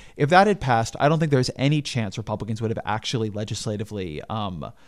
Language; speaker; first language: English; native; English